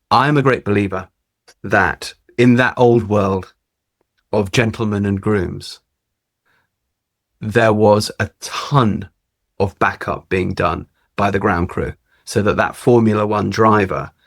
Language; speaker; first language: English; native; English